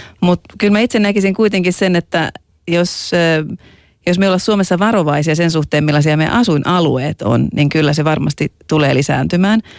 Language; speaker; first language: Finnish; native; Finnish